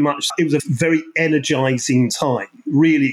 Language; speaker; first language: English; native; English